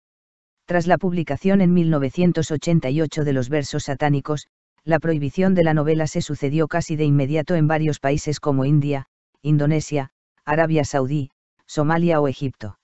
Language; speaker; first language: Spanish; native; Spanish